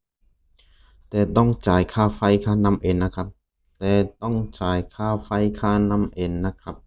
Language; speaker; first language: Thai; non-native, fluent; Burmese